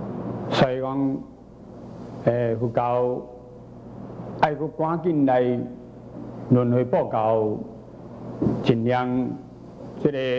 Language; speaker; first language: Chinese; native; Chinese